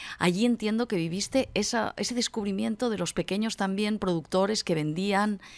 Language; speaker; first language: Spanish; native; Spanish